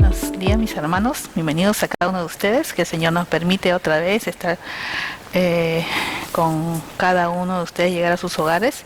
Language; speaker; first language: Spanish; native; Spanish